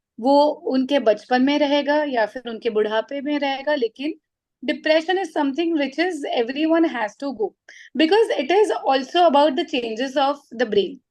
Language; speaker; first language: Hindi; non-native, local second language; Marathi